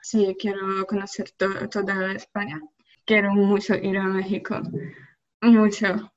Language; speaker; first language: Spanish; non-native, learner; Polish